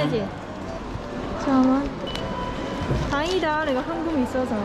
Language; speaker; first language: Korean; non-native, fluent; Cantonese